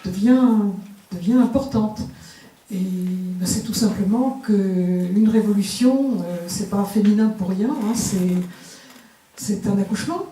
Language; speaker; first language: French; native; French